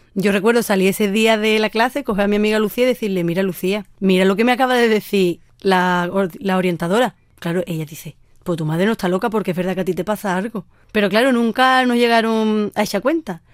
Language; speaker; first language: Spanish; native; Spanish